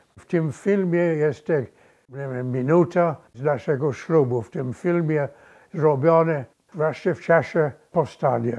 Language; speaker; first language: Polish; early bilingual, other home language; English